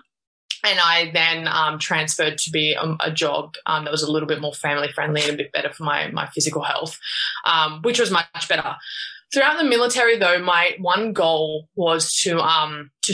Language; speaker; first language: English; native; English